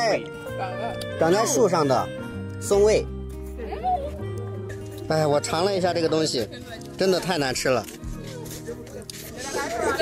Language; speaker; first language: Chinese; non-native, fluent; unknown